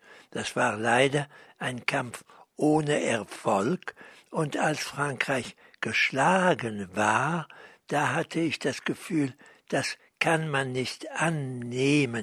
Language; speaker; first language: German; early bilingual, heritage; German